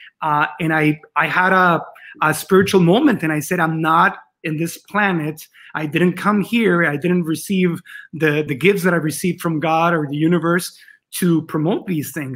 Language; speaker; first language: English; non-native, fluent; Spanish